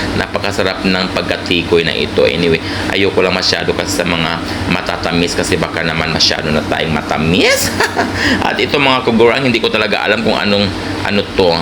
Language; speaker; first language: Filipino; non-native, local second language; Cebuano